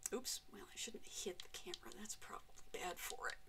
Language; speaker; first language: English; native; English